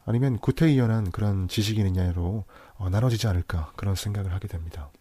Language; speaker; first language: Korean; native; Korean